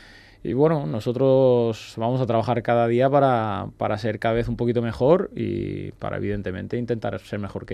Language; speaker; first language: Spanish; native; Spanish